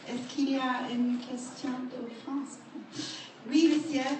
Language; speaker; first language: French; non-native, learner; English